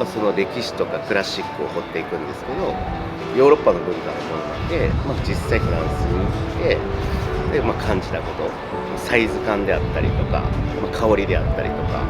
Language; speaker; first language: Japanese; native; Japanese